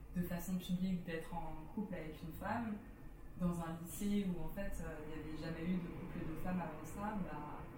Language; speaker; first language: French; native; French